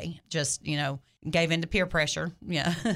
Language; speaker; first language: English; native; English